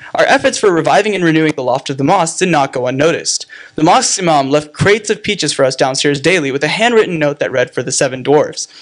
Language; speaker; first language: English; native; English